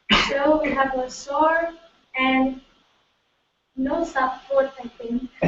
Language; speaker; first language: English; non-native, learner; Indonesian